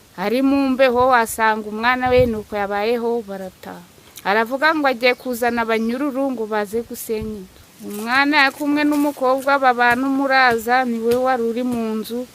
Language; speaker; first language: Kinyarwanda; native; Kinyarwanda